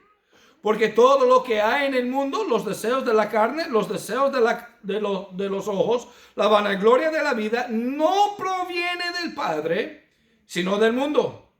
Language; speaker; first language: Spanish; non-native, fluent; English